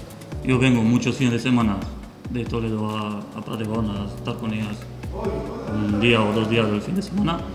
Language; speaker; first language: Spanish; non-native, fluent; Romanian